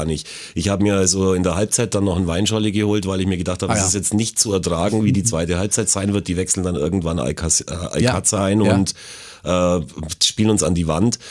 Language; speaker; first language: German; native; German